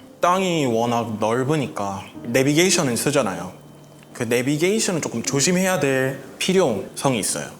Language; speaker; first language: Korean; non-native, fluent; English